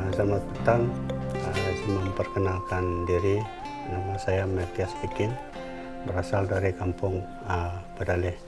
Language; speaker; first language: Malay; non-native, local second language; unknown